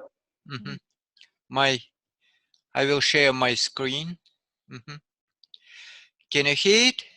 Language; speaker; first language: English; non-native, learner; Russian